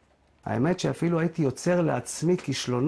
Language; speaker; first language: Hebrew; native; Hebrew